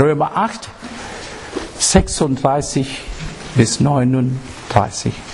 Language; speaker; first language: German; non-native, fluent; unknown